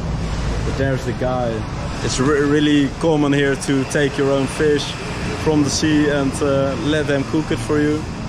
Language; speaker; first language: English; non-native, fluent; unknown